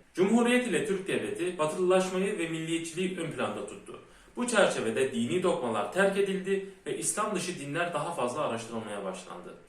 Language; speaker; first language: Turkish; early bilingual, heritage; Turkish